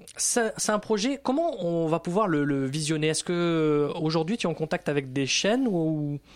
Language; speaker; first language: French; native; French